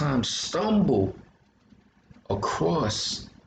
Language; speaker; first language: English; native; English